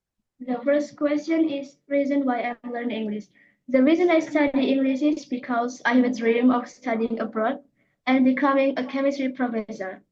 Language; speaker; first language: English; non-native, learner; Indonesian